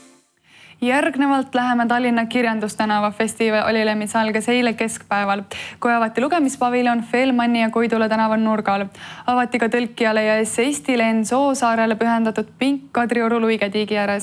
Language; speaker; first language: Estonian; native; Estonian